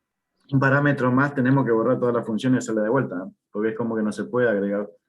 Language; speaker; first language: Spanish; native; Spanish